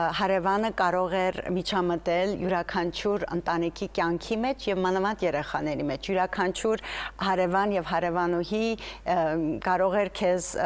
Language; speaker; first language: Armenian; native; Armenian